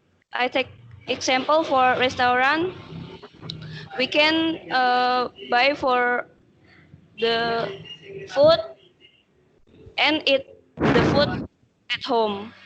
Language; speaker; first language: English; non-native, learner; Indonesian